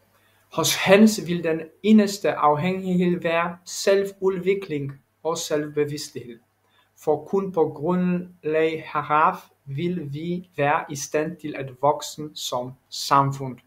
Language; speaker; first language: Danish; non-native, learner; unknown